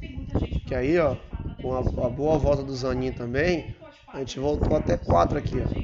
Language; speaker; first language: Portuguese; native; Portuguese